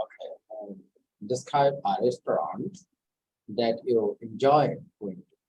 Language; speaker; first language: English; non-native, fluent; Bangla